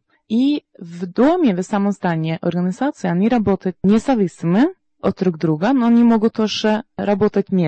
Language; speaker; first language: Russian; non-native, learner; Norwegian